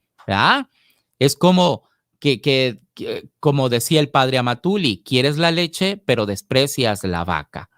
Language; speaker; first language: Spanish; native; Spanish